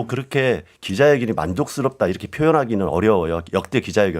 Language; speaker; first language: Korean; native; Korean